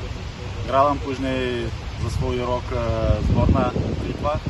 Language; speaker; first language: Polish; non-native, learner; Lithuanian